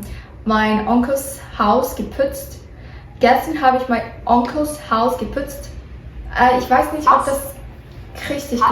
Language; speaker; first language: German; non-native, learner; Portuguese